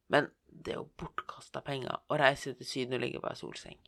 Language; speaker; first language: Norwegian; native; Norwegian